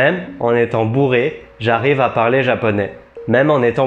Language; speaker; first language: French; native; French